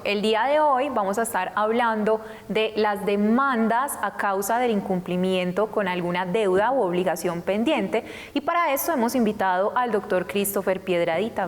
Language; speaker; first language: Spanish; native; Spanish